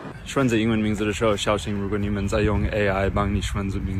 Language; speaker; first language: Chinese; non-native, fluent; English